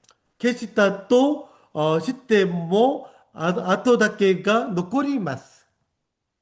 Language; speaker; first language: Japanese; non-native, fluent; Korean